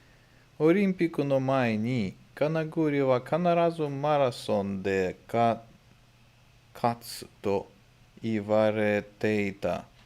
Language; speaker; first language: Japanese; non-native, learner; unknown